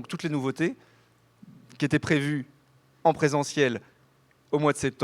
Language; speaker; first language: French; native; French